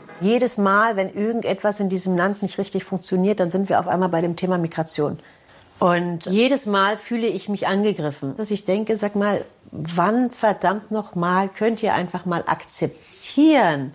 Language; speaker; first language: German; early bilingual, other home language; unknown